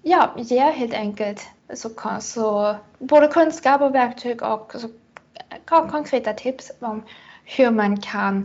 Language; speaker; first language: Swedish; non-native, fluent; German